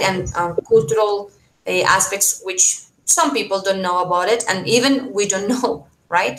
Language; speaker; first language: English; non-native, fluent; Spanish